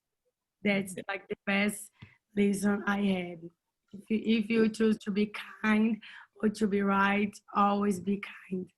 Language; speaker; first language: English; non-native, learner; Portuguese